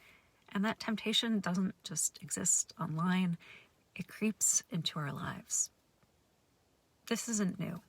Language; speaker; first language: English; native; English